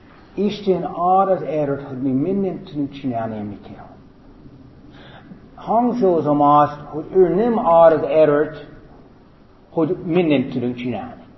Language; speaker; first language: Hungarian; non-native, fluent; English